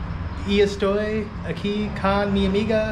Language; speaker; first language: Spanish; non-native, learner; English